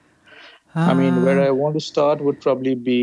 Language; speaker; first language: English; non-native, local second language; Bangla